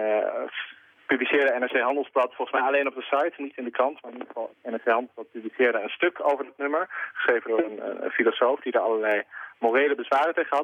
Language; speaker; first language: Dutch; native; Dutch